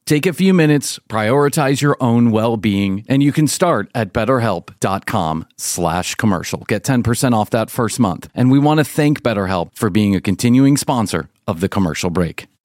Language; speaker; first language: English; native; English